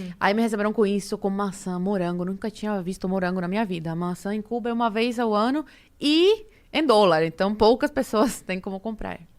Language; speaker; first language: Portuguese; early bilingual, other home language; Spanish